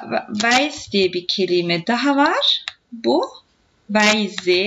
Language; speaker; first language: Turkish; native; Turkish